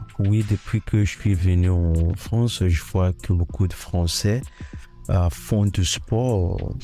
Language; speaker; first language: French; non-native, fluent; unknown